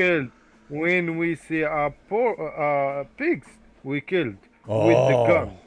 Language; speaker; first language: English; non-native, learner; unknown